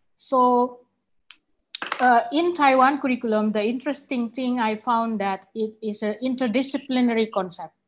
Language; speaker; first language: English; non-native, fluent; Indonesian